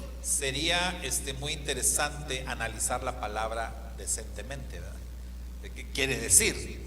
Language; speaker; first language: Spanish; native; Spanish